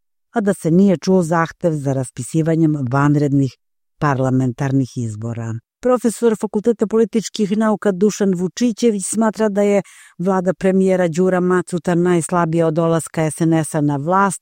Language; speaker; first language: Croatian; native; Croatian